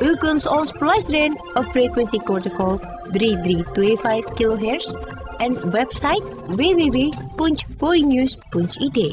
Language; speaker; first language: Dutch; non-native, fluent; Indonesian